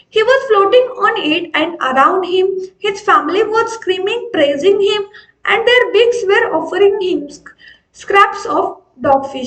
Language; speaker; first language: English; non-native, local second language; Marathi